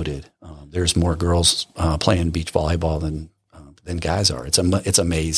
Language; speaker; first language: English; native; English